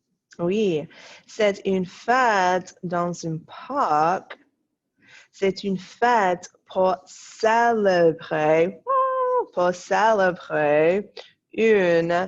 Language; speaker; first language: French; non-native, fluent; English